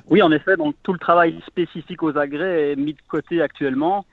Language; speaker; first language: French; native; French